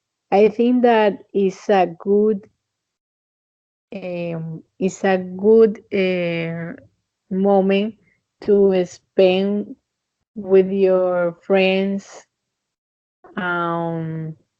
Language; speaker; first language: English; non-native, fluent; Spanish